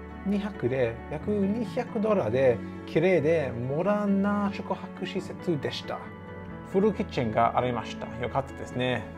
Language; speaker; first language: Japanese; non-native, learner; English